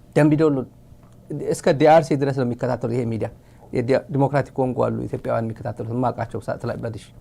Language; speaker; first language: Amharic; non-native, local second language; Tigrinya